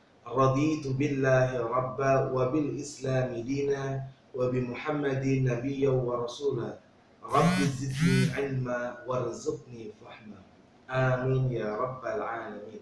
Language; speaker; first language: Arabic; non-native, fluent; Indonesian